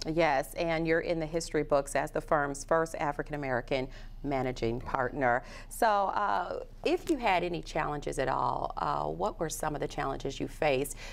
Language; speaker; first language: English; native; English